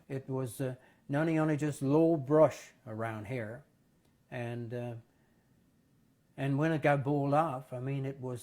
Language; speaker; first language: English; native; English